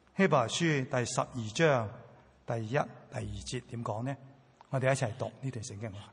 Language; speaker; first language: Chinese; non-native, local second language; Cantonese